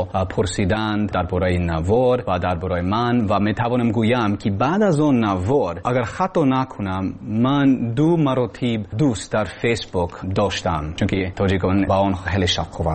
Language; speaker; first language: Persian; non-native, learner; English